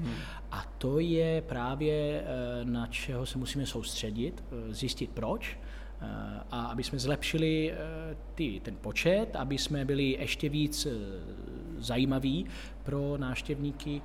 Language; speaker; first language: Czech; non-native, fluent; Italian